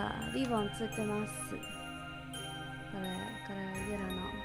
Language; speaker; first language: Japanese; non-native, learner; English